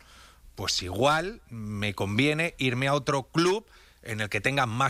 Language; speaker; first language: Spanish; native; Spanish